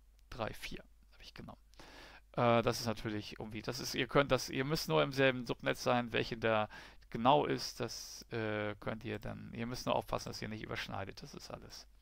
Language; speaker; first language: German; native; German